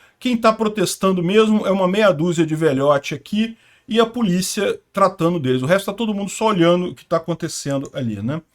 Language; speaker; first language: Portuguese; native; Portuguese